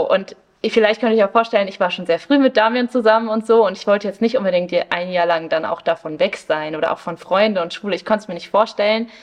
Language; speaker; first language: German; early bilingual, other home language; Spanish